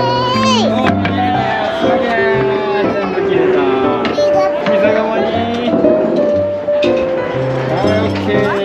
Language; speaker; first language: Japanese; native; Japanese